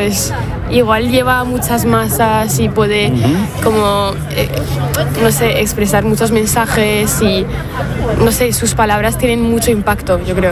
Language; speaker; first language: Spanish; non-native, fluent; French